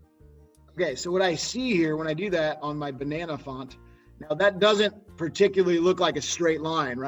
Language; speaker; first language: English; native; English